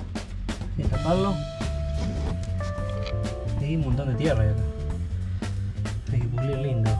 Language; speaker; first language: Spanish; native; Spanish